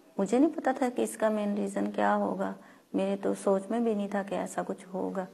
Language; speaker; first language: Urdu; non-native, local second language; Punjabi